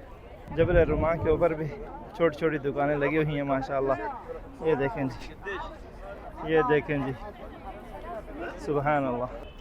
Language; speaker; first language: Hindi; native; Hindi